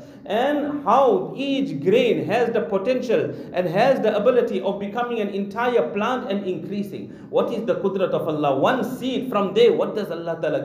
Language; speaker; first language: English; non-native, local second language; Urdu